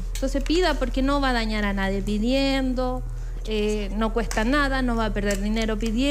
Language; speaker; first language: Spanish; native; Spanish